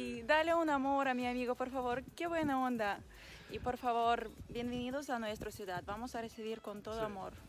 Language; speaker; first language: Spanish; non-native, fluent; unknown